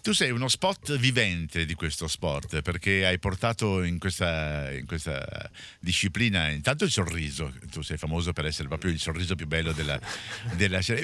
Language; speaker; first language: Italian; native; Italian